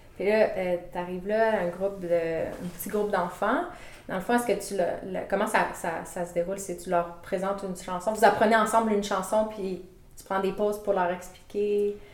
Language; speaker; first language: French; native; French